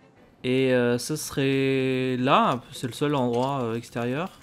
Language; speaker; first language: French; native; French